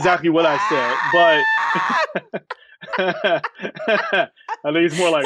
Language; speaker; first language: English; native; English